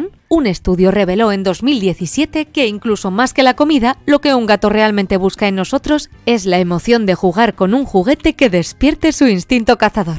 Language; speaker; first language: Spanish; native; Spanish